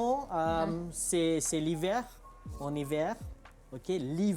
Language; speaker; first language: French; non-native, fluent; Malay